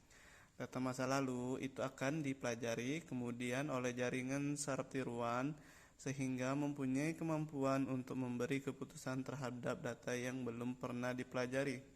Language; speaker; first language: Indonesian; native; Indonesian